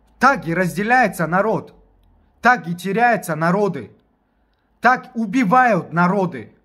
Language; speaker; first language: Russian; non-native, local second language; Tajik